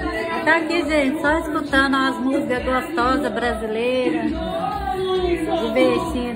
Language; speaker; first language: Portuguese; native; Portuguese